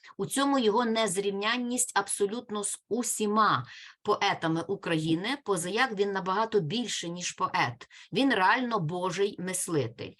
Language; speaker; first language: Ukrainian; native; Ukrainian